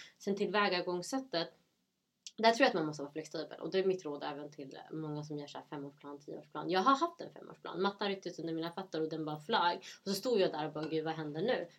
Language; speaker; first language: Swedish; early bilingual, other home language; Somali